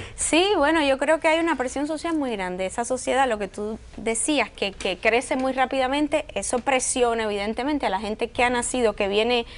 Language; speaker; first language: Spanish; native; Spanish